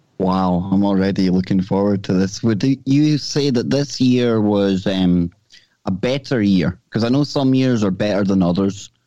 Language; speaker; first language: English; native; English